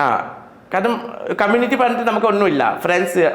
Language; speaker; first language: Malayalam; non-native, learner; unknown